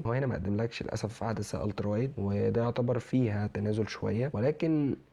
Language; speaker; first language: Arabic; native; Arabic